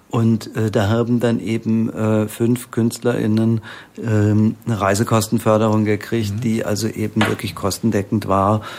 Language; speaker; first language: German; native; German